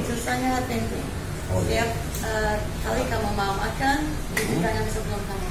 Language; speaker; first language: Indonesian; non-native, fluent; English